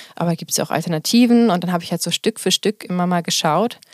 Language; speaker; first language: German; native; German